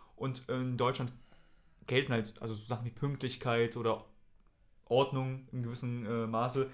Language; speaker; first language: German; native; German